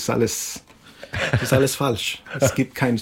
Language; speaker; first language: German; non-native, fluent; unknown